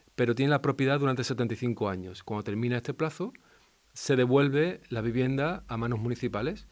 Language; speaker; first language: Spanish; non-native, local second language; Catalan